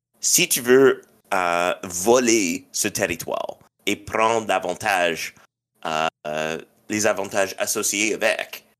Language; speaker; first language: French; non-native, local second language; English